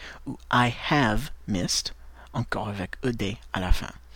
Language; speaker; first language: French; non-native, fluent; English